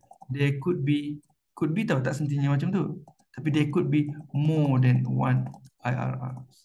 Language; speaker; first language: English; non-native, local second language; Malay